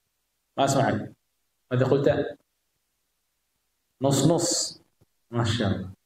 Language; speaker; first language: Arabic; non-native, fluent; Indonesian